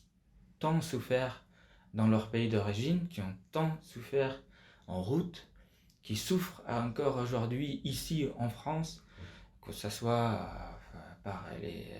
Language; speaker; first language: French; non-native, fluent; Persian